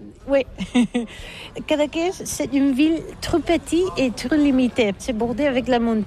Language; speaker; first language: French; non-native, learner; Catalan